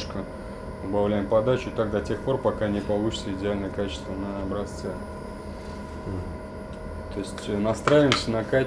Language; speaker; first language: Russian; native; Russian